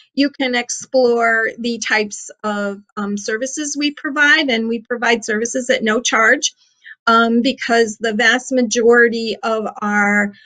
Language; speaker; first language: English; native; English